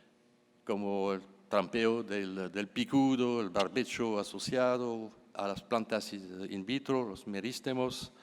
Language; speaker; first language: Spanish; non-native, fluent; French